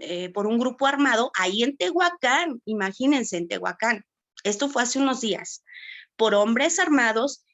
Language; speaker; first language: Spanish; native; Spanish